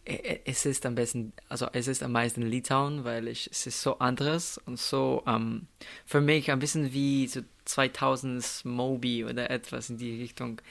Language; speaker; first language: German; non-native, fluent; Slovenian